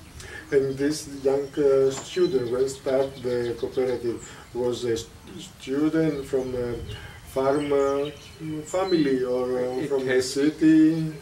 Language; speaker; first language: English; non-native, learner; Greek